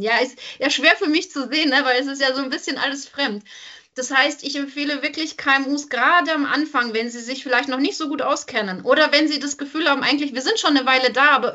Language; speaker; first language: German; native; German